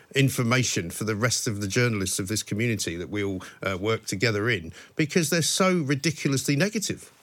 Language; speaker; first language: English; native; English